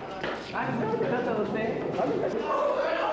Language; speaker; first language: Hebrew; native; Hebrew